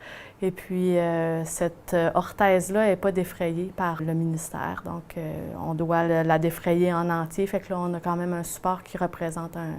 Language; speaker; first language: French; native; French